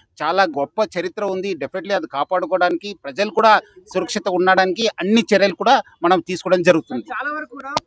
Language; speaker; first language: Telugu; non-native, fluent; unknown